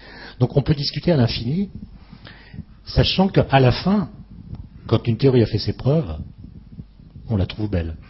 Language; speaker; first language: French; native; French